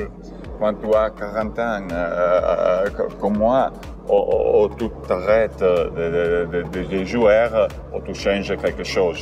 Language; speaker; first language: French; non-native, learner; Italian